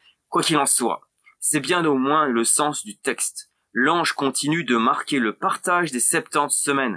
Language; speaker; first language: French; native; French